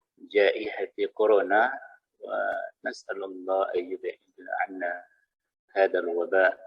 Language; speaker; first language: Arabic; non-native, fluent; Indonesian